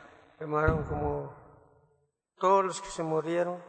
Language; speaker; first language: Spanish; non-native, local second language; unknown